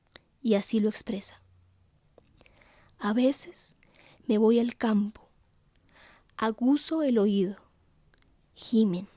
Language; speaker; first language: Spanish; native; Spanish